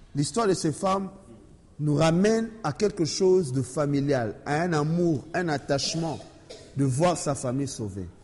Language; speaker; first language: French; non-native, local second language; Lingala